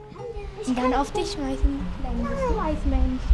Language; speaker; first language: German; non-native, fluent; Kurdish